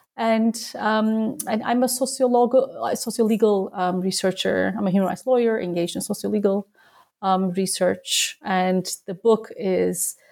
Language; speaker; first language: English; non-native, fluent; Turkish